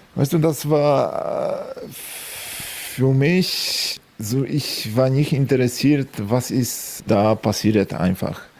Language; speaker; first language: German; non-native, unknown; Polish